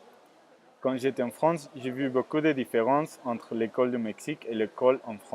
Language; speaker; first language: French; non-native, learner; Spanish